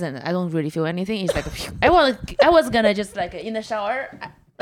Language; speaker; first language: English; non-native, fluent; Chinese